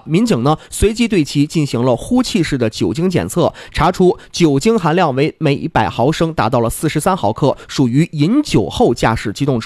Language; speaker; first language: Chinese; native; Chinese